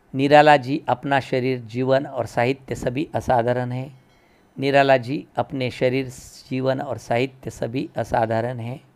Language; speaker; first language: Hindi; non-native, local second language; Marathi